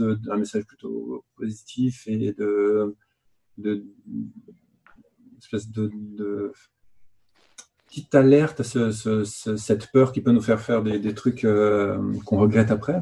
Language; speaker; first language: French; native; French